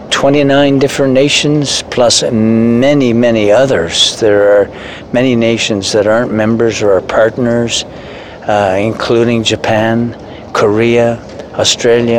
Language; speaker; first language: English; native; English